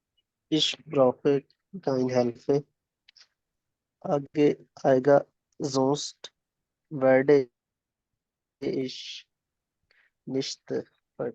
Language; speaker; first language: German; non-native, learner; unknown